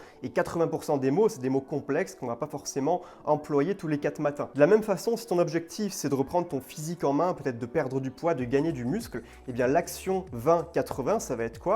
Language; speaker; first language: French; native; French